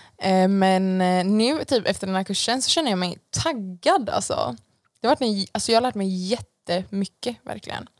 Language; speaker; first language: Swedish; early bilingual, other home language; Persian